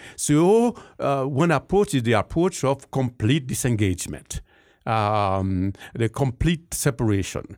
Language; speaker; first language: English; non-native, fluent; Haitian Creole